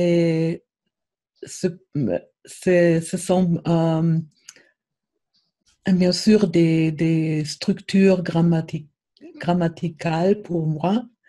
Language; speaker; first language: French; non-native, fluent; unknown